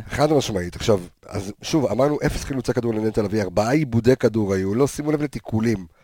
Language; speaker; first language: Hebrew; native; Hebrew